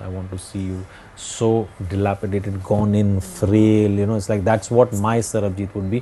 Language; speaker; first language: English; non-native, local second language; Hindi